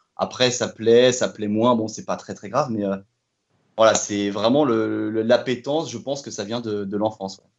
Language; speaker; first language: French; native; French